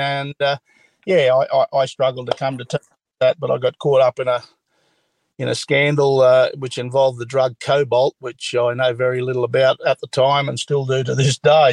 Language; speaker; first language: English; native; English